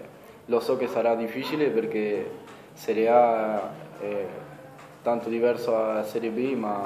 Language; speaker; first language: Italian; non-native, fluent; Spanish